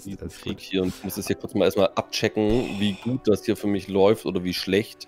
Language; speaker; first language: German; native; German